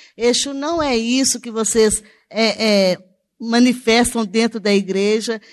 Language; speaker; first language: Portuguese; native; Portuguese